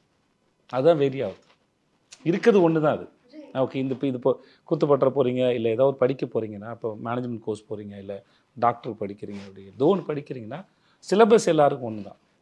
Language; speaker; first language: Tamil; native; Tamil